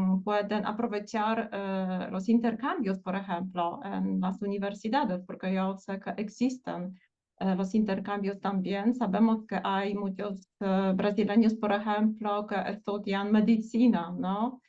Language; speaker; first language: Spanish; non-native, fluent; Portuguese